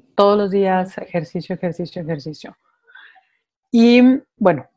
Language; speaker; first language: Spanish; native; Spanish